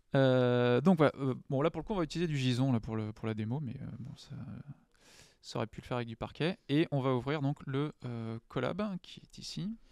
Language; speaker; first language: French; native; French